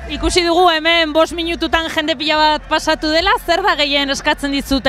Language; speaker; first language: Basque; native; Basque